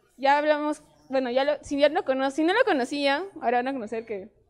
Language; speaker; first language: Spanish; native; Spanish